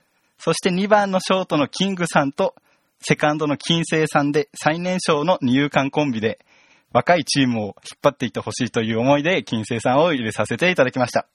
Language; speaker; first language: Japanese; native; Japanese